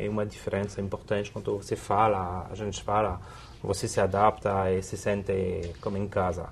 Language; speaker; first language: Portuguese; non-native, fluent; French